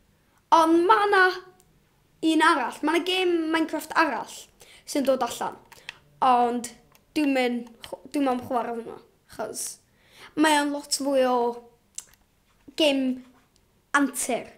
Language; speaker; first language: Welsh; non-native, local second language; English